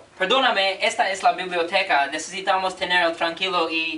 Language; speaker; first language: Spanish; non-native, learner; English